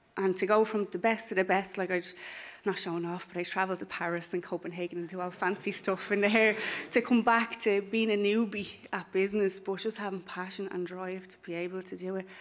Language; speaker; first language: English; native; English